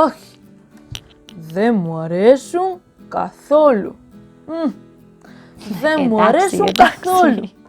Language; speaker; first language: Greek; non-native, learner; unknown